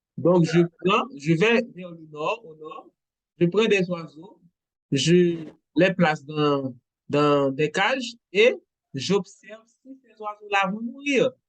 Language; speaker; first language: French; non-native, local second language; Haitian Creole